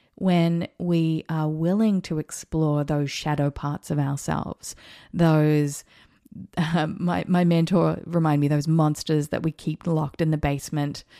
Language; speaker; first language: English; native; English